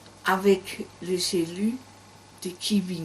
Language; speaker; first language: French; non-native, learner; German